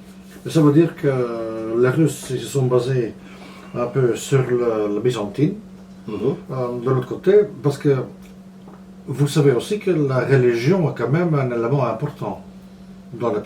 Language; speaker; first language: French; non-native, local second language; Dutch